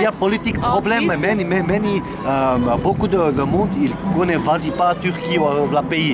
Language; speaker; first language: French; non-native, learner; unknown